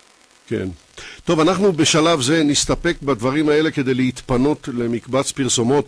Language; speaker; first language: Hebrew; native; Hebrew